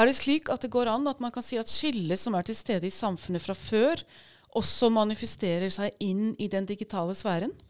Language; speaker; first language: Norwegian; native; Norwegian